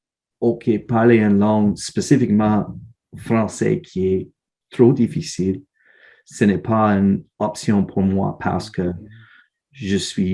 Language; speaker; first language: French; non-native, learner; English